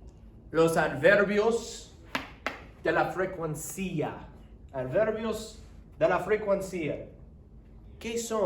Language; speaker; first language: Spanish; non-native, learner; English